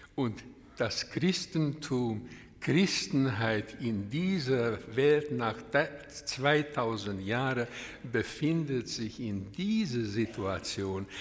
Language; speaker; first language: German; non-native, fluent; Hungarian